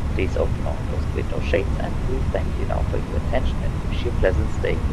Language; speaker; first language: English; non-native, fluent; German